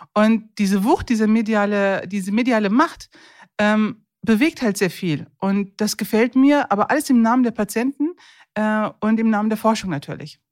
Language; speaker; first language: German; early bilingual, other home language; Turkish